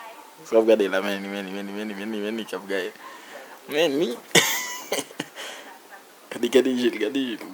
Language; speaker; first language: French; non-native, learner; Haitian Creole